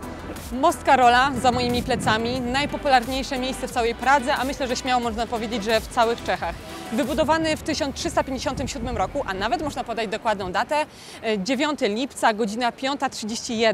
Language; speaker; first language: Polish; native; Polish